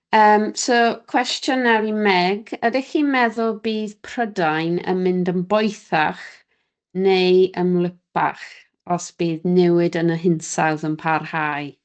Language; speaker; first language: Welsh; native; Welsh